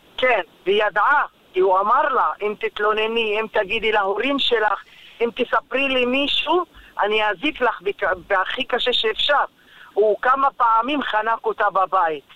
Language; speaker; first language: Hebrew; non-native, local second language; Arabic